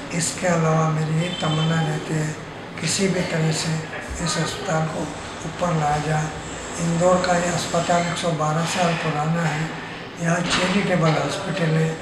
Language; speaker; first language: Hindi; native; Hindi